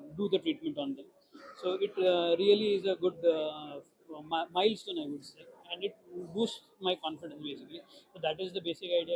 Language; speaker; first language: English; non-native, local second language; Marathi